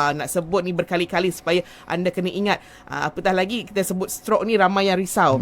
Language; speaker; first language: Malay; native; Malay